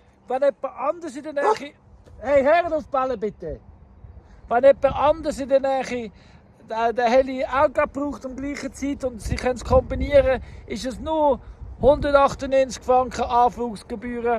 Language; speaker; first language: German; non-native, fluent; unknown